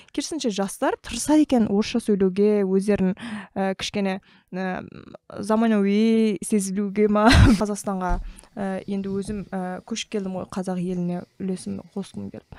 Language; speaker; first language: Kazakh; early bilingual, heritage; Kazakh